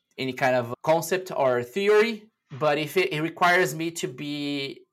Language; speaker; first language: English; non-native, fluent; Portuguese